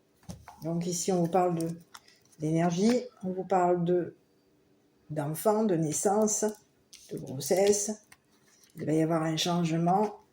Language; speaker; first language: French; native; French